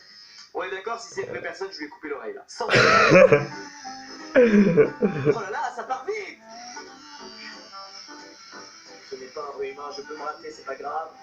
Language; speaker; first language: French; native; French